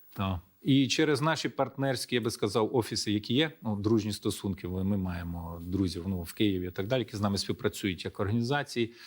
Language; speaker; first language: Ukrainian; early bilingual, heritage; Ukrainian